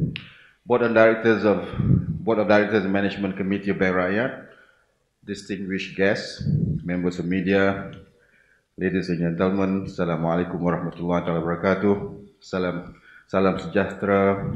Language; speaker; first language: English; non-native, local second language; Malay